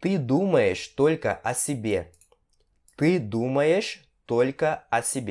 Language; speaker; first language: Russian; non-native, fluent; Portuguese